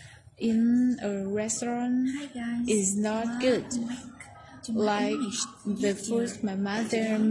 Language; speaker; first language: English; non-native, learner; Vietnamese